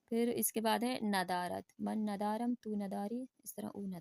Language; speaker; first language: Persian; non-native, fluent; Urdu